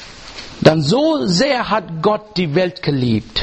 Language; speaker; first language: German; non-native, learner; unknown